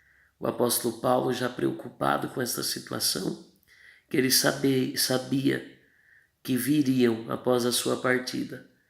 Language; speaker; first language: Portuguese; native; Portuguese